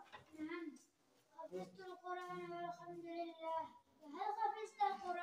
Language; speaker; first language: Arabic; non-native, learner; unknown